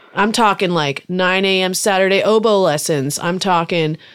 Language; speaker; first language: English; early bilingual, other home language; German